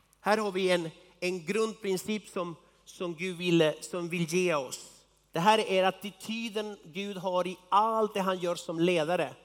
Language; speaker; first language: Swedish; non-native, fluent; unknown